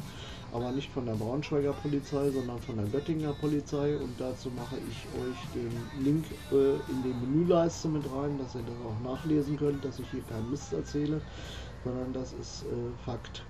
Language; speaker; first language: German; native; German